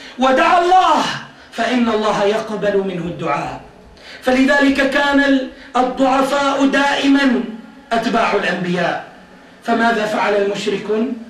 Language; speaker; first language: Arabic; native; Arabic